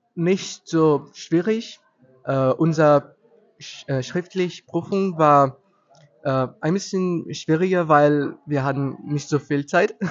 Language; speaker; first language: German; non-native, learner; Portuguese